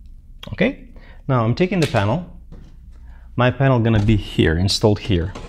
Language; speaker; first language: English; non-native, fluent; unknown